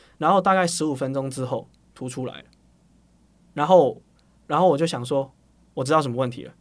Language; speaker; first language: Chinese; non-native, local second language; Cantonese